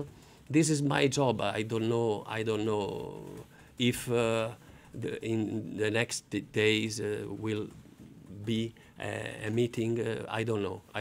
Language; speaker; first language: English; non-native, learner; Italian